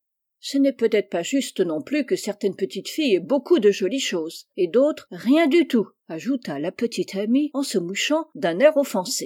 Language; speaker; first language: French; native; French